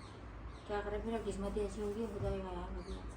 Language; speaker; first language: Hindi; native; Hindi